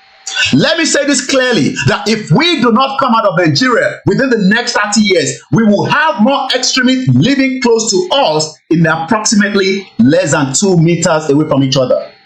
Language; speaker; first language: English; non-native, local second language; Yoruba